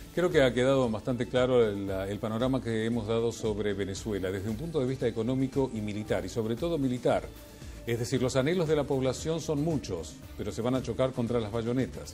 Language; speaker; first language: Spanish; native; Spanish